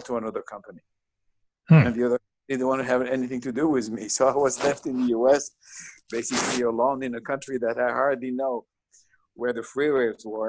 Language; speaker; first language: English; non-native, fluent; French